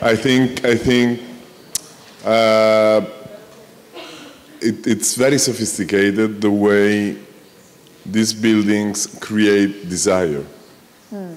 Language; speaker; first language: English; non-native, fluent; Italian